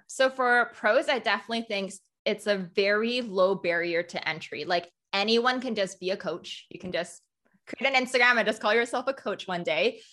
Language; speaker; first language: English; native; English